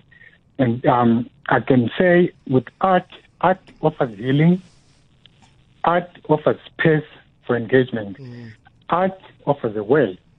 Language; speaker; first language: English; non-native, local second language; Shona